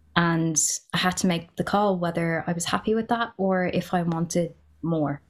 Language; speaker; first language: English; native; English